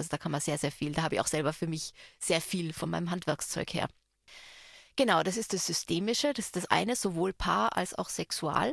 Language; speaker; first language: German; native; German